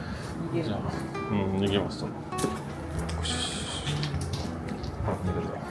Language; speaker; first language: Japanese; non-native, learner; French